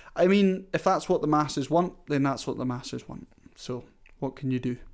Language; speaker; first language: English; native; English